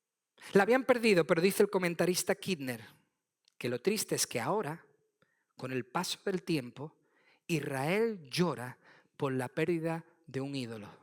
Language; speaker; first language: Spanish; native; Spanish